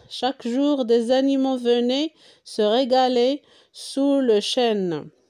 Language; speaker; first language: French; non-native, local second language; Arabic